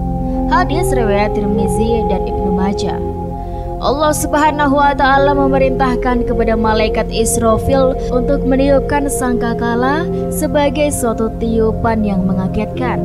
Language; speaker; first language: Indonesian; native; Indonesian